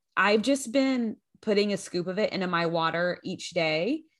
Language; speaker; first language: English; native; English